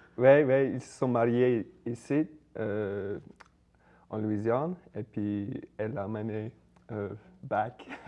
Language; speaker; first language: French; non-native, fluent; Swedish